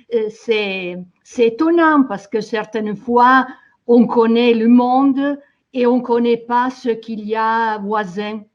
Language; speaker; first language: French; non-native, fluent; Italian